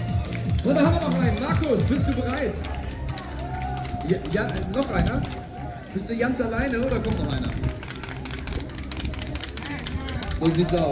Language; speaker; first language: German; native; German